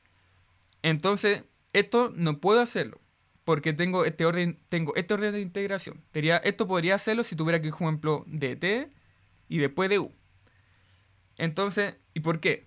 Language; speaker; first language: Spanish; native; Spanish